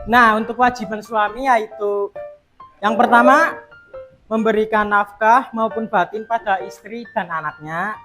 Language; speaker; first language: Indonesian; native; Indonesian